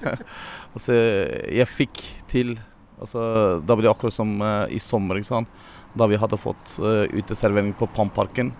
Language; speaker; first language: Norwegian; non-native, learner; Turkish